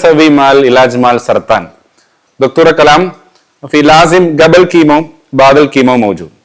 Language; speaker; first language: Arabic; non-native, learner; Malayalam